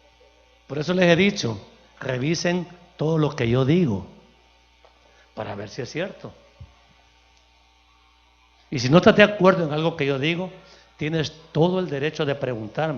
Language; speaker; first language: Spanish; native; Spanish